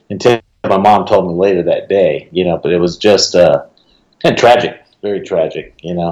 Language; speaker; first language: English; native; English